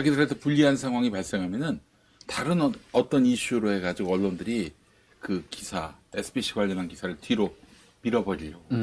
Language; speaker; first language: Korean; native; Korean